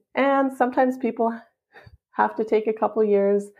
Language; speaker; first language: English; native; English